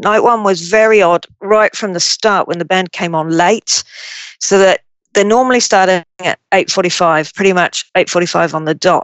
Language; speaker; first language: English; native; English